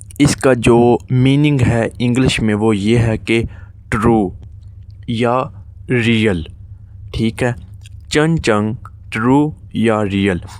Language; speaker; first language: Urdu; native; Urdu